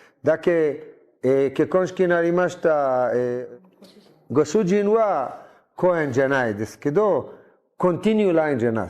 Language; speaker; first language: Japanese; non-native, learner; Hebrew